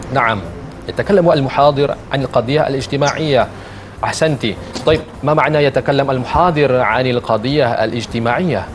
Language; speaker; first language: Arabic; non-native, fluent; Malay